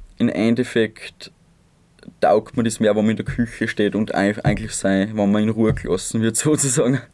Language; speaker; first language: German; native; German